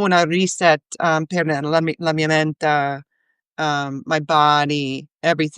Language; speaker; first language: Italian; non-native, learner; English